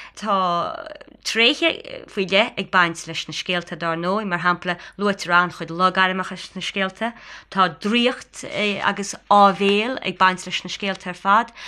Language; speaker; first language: Irish; native; Irish